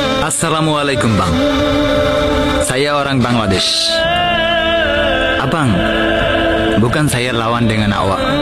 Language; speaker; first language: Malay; non-native, learner; Bangla